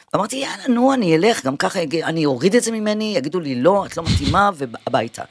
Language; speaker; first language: Hebrew; early bilingual, other home language; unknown